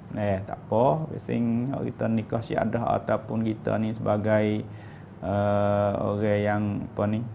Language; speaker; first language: Malay; native; Malay